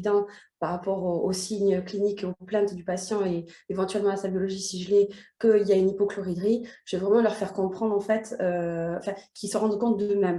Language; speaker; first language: French; native; French